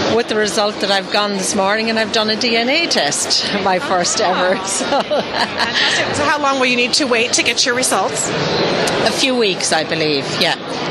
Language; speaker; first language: English; native; English